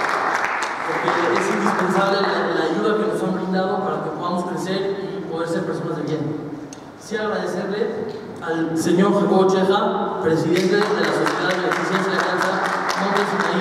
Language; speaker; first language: Spanish; native; Spanish